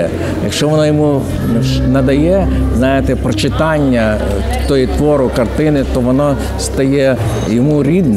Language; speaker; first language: Ukrainian; native; Ukrainian